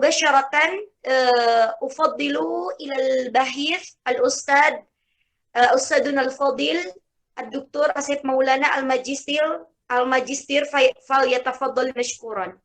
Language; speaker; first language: Arabic; non-native, fluent; Indonesian